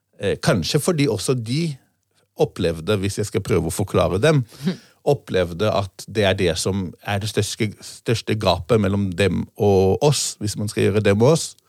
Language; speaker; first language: Norwegian; non-native, fluent; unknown